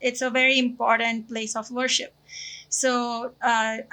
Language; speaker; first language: English; non-native, local second language; Gujarati